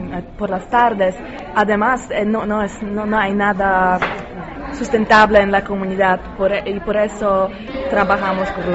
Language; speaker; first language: Spanish; non-native, learner; Polish